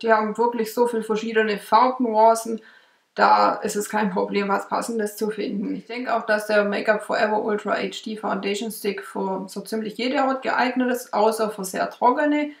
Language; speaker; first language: German; native; German